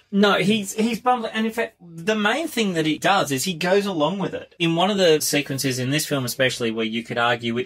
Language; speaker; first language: English; native; English